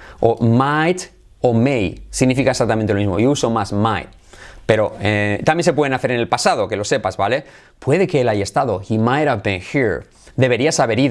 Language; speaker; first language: Spanish; native; Spanish